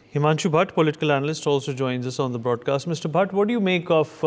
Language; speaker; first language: English; non-native, local second language; Hindi